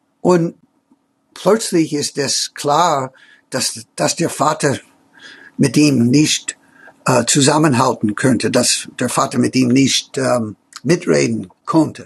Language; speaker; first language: German; non-native, fluent; English